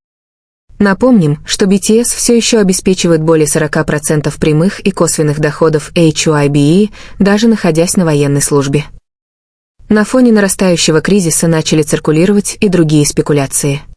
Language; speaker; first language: Russian; native; Russian